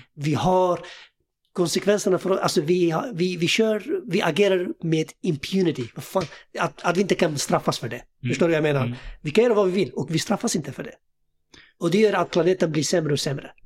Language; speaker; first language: Swedish; early bilingual, other home language; Assyrian Neo-Aramaic